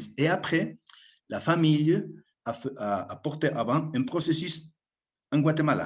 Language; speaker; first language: French; non-native, fluent; Spanish